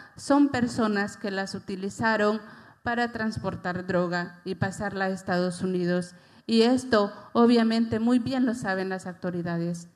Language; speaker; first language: Spanish; native; Spanish